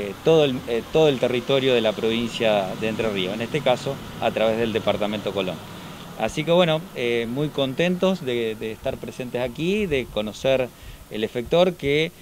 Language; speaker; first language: Spanish; native; Spanish